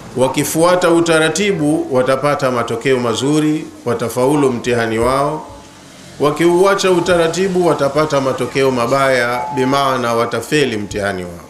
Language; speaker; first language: Swahili; native; Swahili